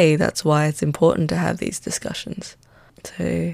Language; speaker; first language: English; non-native, local second language; Filipino